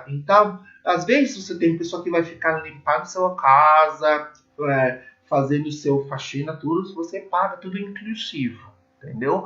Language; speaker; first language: Portuguese; non-native, learner; English